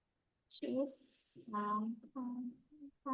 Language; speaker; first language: English; non-native, learner; Vietnamese